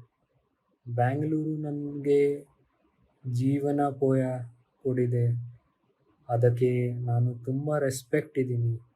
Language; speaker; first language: Kannada; non-native, learner; Hindi